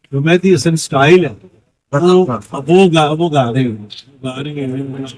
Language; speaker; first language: Urdu; non-native, local second language; Punjabi